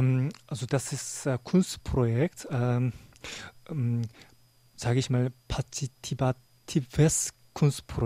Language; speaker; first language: German; non-native, learner; Korean